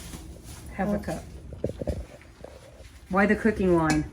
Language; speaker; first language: English; native; English